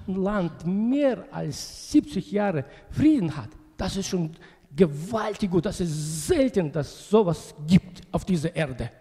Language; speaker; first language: German; non-native, learner; Russian